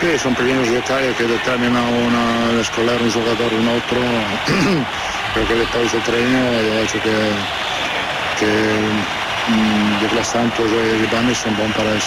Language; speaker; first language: Portuguese; non-native, fluent; Italian